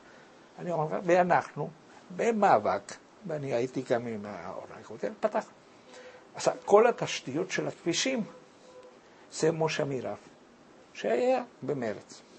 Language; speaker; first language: Hebrew; early bilingual, other home language; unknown